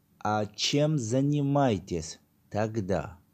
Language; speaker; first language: Russian; non-native, learner; Tajik